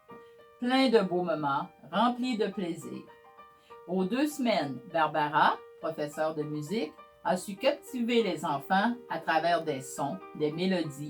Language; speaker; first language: French; native; French